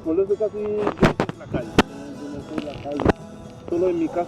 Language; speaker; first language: Spanish; non-native, learner; Haitian Creole